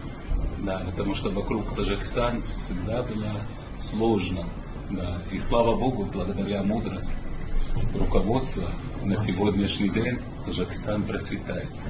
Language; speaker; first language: Russian; non-native, fluent; Arabic